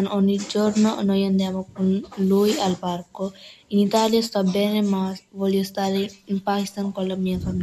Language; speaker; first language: Italian; early bilingual, other home language; Urdu